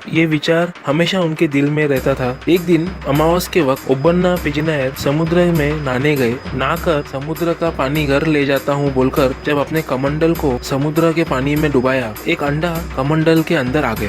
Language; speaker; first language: Hindi; non-native, local second language; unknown